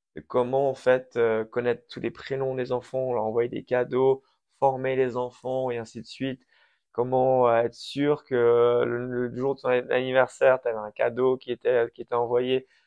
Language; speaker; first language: French; early bilingual, other home language; Persian